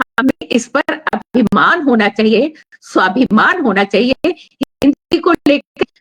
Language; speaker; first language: Hindi; native; Hindi